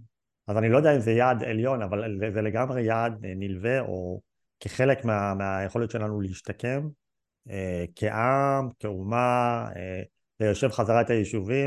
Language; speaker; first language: Hebrew; native; Hebrew